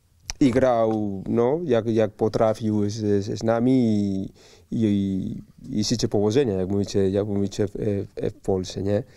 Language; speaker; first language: Polish; non-native, learner; Spanish